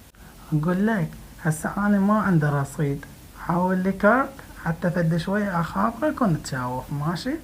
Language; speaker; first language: Arabic; native; Arabic